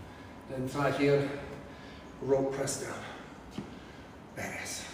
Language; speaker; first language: Indonesian; non-native, fluent; English